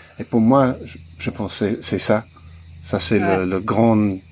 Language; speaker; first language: French; non-native, learner; English